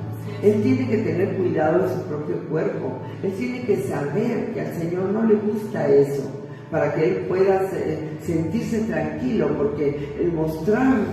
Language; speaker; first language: Spanish; native; Spanish